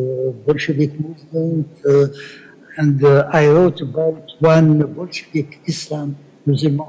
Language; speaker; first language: English; non-native, learner; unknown